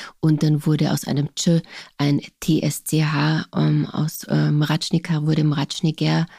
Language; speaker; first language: German; non-native, local second language; Slovenian